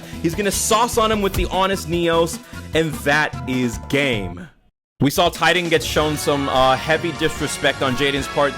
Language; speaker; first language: English; native; English